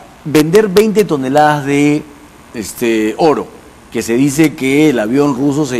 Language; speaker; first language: Spanish; native; Spanish